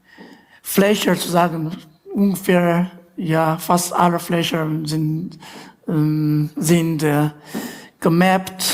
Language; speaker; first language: German; non-native, learner; Chinese